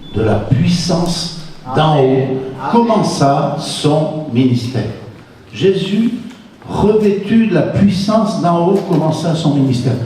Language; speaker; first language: French; native; French